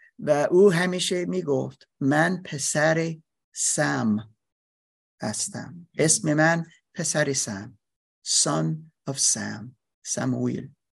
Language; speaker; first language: Persian; non-native, learner; English